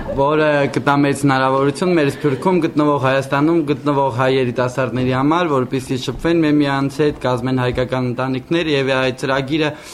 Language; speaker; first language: Armenian; early bilingual, heritage; Armenian